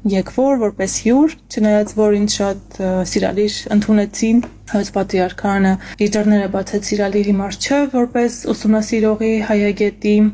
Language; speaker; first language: Armenian; native; Armenian